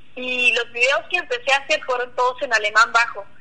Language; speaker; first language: Spanish; non-native, local second language; Plautdietsch